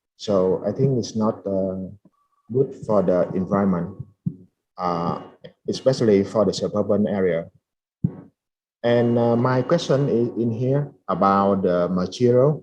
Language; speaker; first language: English; non-native, fluent; Vietnamese